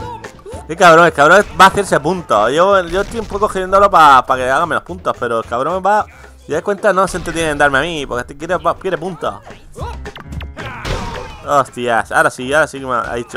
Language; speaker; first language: Spanish; native; Spanish